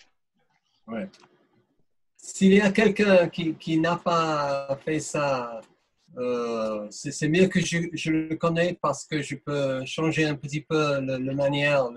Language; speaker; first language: French; non-native, fluent; English